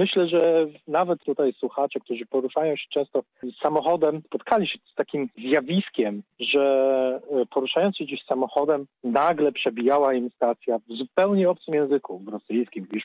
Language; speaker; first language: Polish; native; Polish